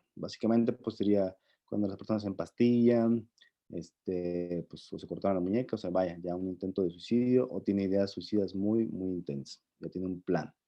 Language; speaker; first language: Spanish; native; Spanish